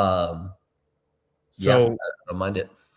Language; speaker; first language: English; native; English